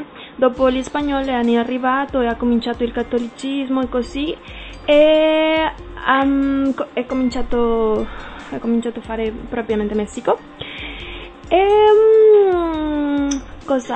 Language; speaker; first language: Italian; non-native, learner; Spanish